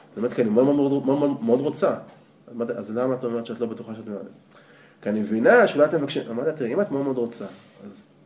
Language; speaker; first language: Hebrew; native; Hebrew